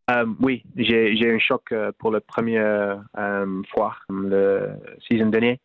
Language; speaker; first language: French; non-native, learner; English